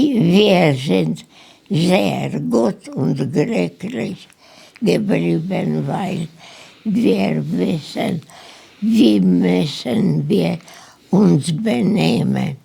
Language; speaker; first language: German; non-native, learner; Polish